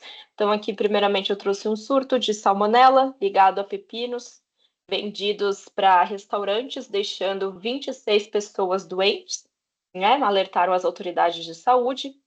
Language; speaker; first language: Portuguese; native; Portuguese